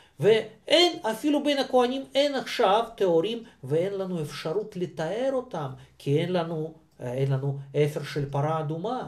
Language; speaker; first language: Hebrew; non-native, fluent; Russian